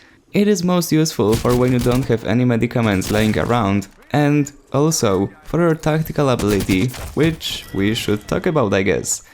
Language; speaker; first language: English; non-native, fluent; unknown